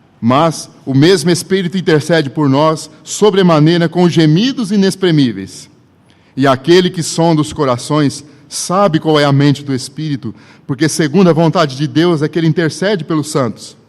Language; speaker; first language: Portuguese; native; Portuguese